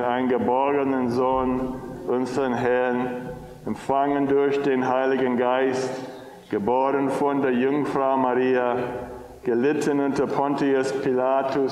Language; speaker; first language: German; non-native, fluent; English